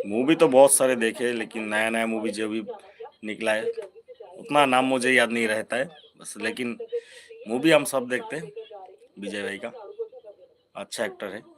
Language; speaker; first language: Hindi; non-native, local second language; Bangla